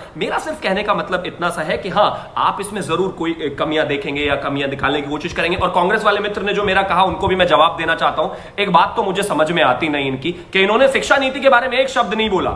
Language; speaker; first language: Hindi; native; Hindi